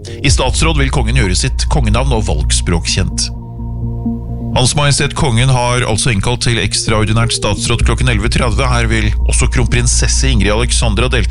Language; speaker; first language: Norwegian; native; Norwegian